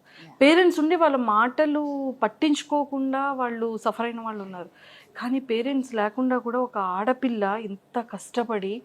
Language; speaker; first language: Telugu; native; Telugu